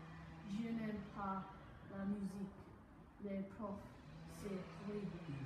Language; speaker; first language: French; non-native, learner; English